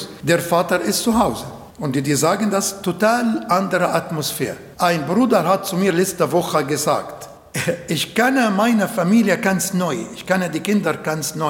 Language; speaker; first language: German; non-native, learner; Arabic